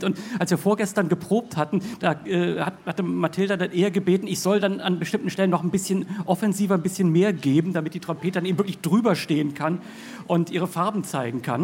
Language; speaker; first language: German; native; German